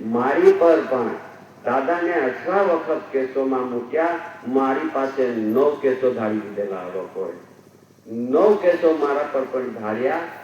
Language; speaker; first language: Gujarati; non-native, local second language; Bhili